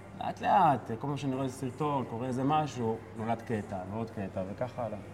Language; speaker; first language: Hebrew; native; Hebrew